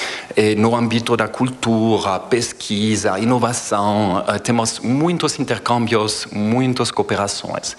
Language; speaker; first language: Portuguese; non-native, fluent; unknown